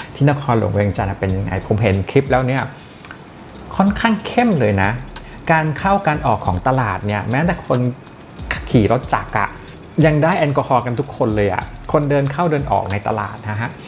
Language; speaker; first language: Thai; native; Thai